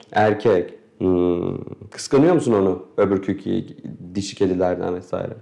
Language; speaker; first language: Turkish; native; Turkish